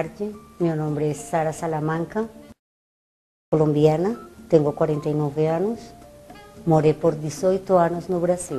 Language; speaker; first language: Portuguese; non-native, fluent; Spanish